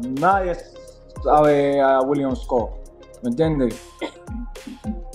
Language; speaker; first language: Spanish; early bilingual, heritage; Spanish